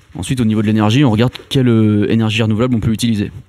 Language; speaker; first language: French; native; French